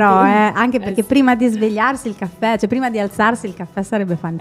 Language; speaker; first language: Italian; native; Italian